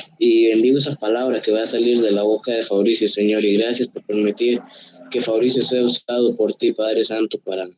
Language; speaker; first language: Spanish; native; Spanish